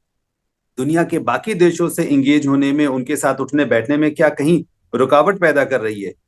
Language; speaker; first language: Hindi; native; Hindi